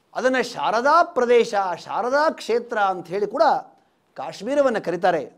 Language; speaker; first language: Kannada; native; Kannada